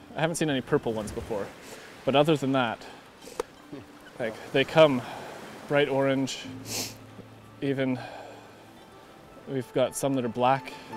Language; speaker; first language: English; native; English